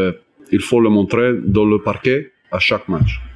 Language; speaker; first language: French; non-native, learner; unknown